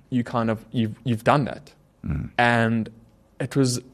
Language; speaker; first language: English; native; English